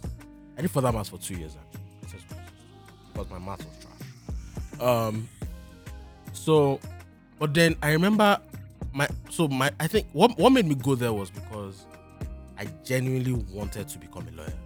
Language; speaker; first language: English; non-native, local second language; Yoruba